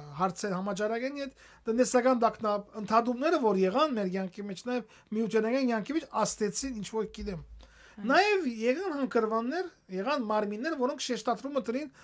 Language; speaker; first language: Armenian; native; Armenian